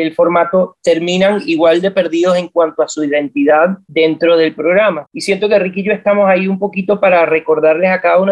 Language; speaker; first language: Spanish; native; Spanish